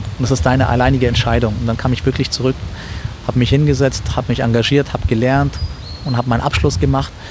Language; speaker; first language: German; early bilingual, other home language; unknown